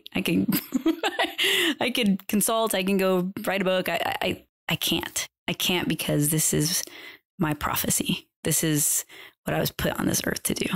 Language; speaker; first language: English; native; English